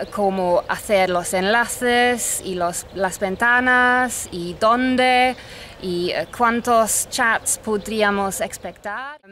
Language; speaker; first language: Spanish; non-native, fluent; English